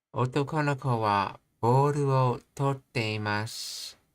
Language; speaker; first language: Japanese; non-native, learner; English